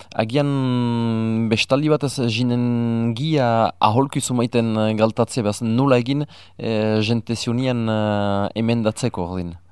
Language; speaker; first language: Basque; native; Basque